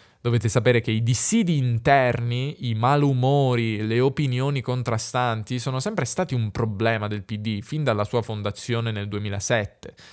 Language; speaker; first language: Italian; native; Italian